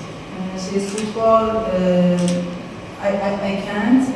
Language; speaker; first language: English; non-native, fluent; Persian